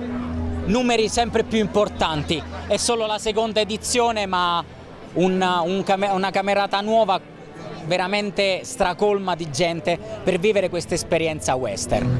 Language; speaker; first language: Italian; native; Italian